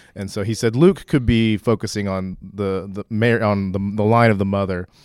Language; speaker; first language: English; native; English